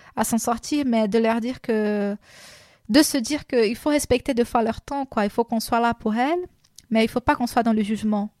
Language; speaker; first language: French; non-native, fluent; Portuguese